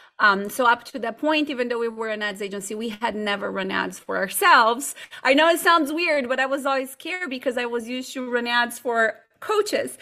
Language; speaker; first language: English; non-native, fluent; Portuguese